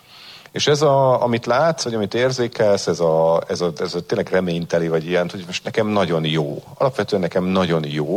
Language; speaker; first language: Hungarian; native; Hungarian